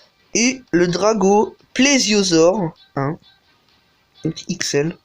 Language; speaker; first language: French; native; French